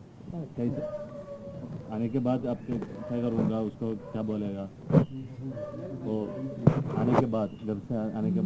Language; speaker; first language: Hindi; non-native, local second language; Malayalam